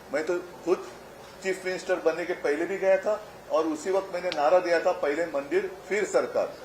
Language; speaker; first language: Hindi; non-native, local second language; Marathi